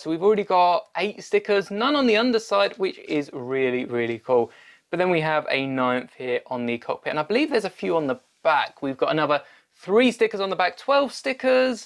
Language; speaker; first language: English; native; English